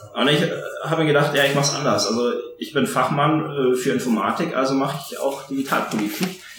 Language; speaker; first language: German; native; German